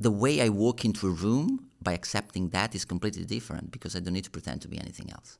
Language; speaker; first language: English; non-native, fluent; Italian